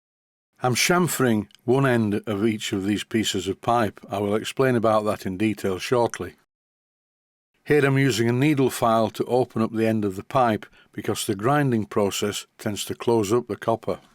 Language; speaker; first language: English; native; English